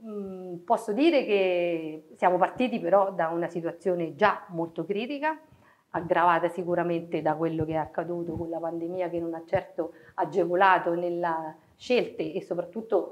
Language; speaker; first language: Italian; native; Italian